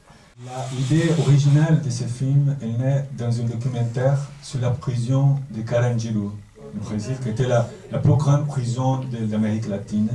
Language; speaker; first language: French; non-native, fluent; Portuguese